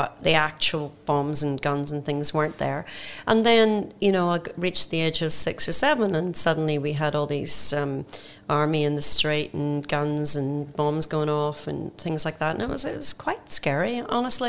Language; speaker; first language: English; native; English